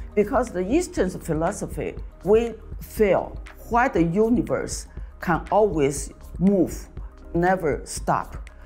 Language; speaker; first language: English; non-native, fluent; Chinese